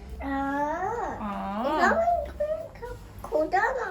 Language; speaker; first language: Korean; early bilingual, heritage; Korean